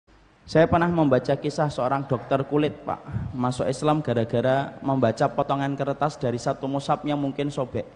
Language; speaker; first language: Indonesian; native; Indonesian